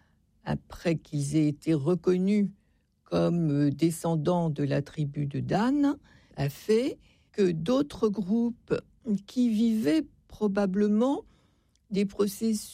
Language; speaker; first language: French; native; French